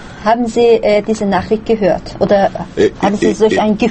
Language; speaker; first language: German; non-native, fluent; Azerbaijani